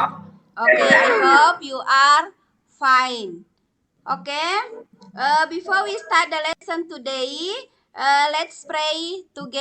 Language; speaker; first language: English; non-native, learner; Indonesian